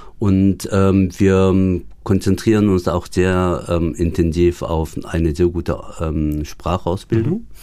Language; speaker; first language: German; early bilingual, other home language; Korean